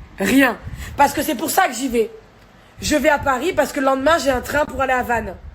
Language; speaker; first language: French; native; French